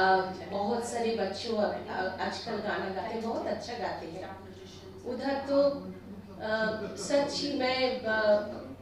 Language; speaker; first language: Hindi; non-native, local second language; Bangla